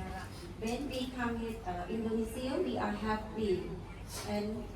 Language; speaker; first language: English; non-native, learner; Indonesian